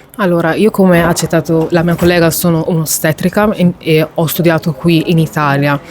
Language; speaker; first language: Italian; early bilingual, other home language; Wolof